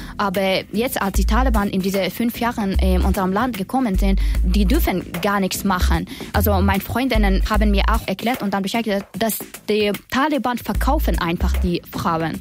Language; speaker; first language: German; non-native, learner; Persian